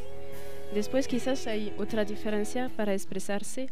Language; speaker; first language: Spanish; non-native, fluent; French